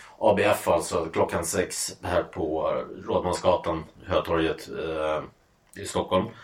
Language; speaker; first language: Swedish; native; Swedish